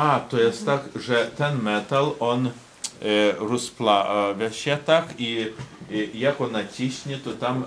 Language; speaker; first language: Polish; non-native, local second language; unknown